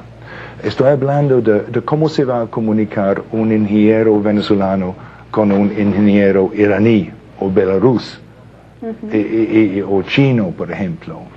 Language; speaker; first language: Spanish; non-native, fluent; English